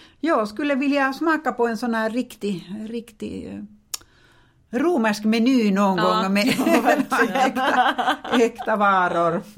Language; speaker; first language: Swedish; non-native, fluent; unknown